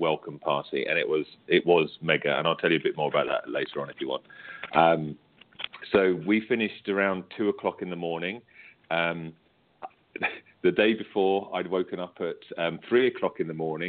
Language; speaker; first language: English; native; English